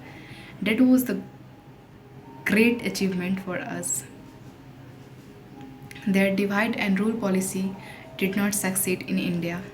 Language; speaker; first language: English; non-native, local second language; Hindi